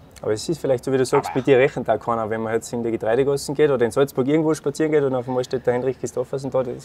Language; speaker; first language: German; native; German